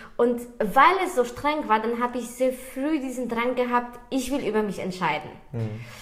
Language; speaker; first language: German; non-native, fluent; Polish